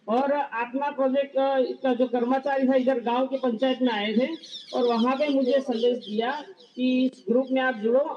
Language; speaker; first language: Hindi; non-native, local second language; Gujarati